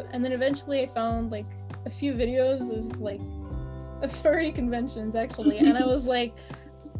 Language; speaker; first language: English; non-native, fluent; French